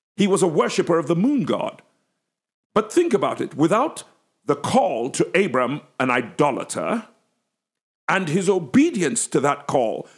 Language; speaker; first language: English; native; English